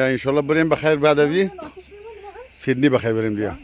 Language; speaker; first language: Persian; native; Persian